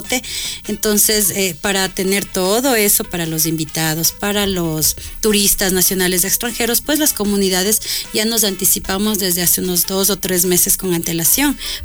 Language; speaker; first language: Spanish; native; Spanish